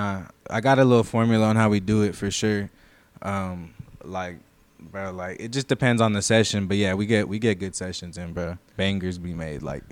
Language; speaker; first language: English; native; English